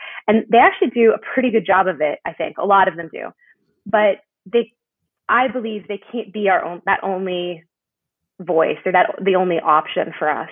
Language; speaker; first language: English; native; English